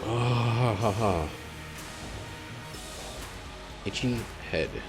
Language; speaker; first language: English; native; English